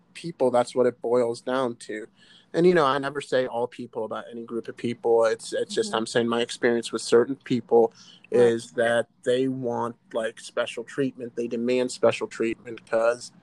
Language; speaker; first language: English; native; English